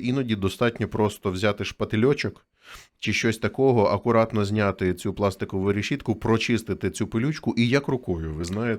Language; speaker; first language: Ukrainian; native; Ukrainian